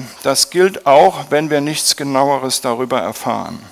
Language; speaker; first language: German; native; German